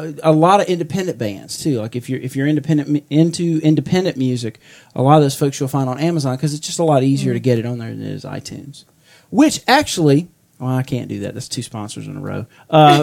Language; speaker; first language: English; native; English